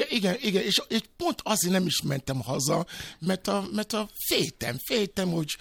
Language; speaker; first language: Hungarian; non-native, fluent; Yoruba